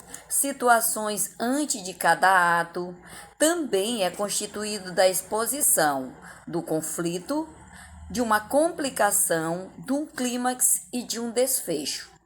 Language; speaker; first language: Portuguese; native; Portuguese